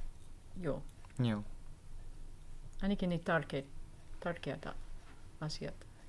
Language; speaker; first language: Finnish; non-native, learner; English